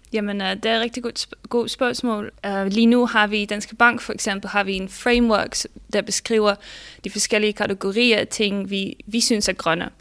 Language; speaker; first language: Danish; non-native, fluent; Dutch